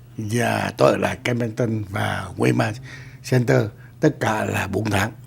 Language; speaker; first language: Vietnamese; native; Vietnamese